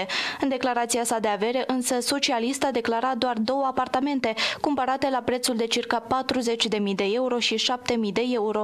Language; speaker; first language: Romanian; native; Romanian